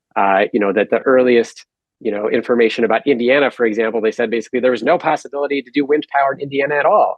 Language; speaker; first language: English; native; English